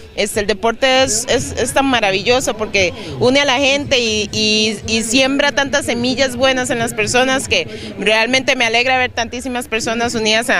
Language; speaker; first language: Spanish; native; Spanish